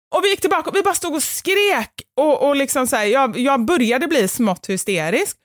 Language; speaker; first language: Swedish; native; Swedish